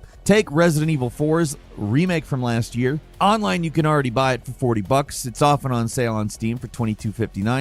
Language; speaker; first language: English; native; English